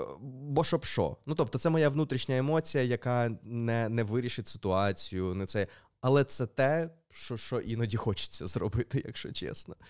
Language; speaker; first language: Ukrainian; native; Ukrainian